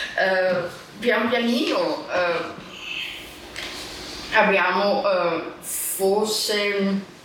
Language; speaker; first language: Italian; non-native, fluent; German